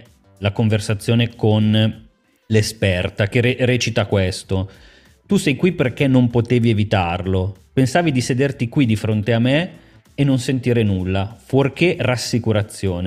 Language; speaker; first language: Italian; native; Italian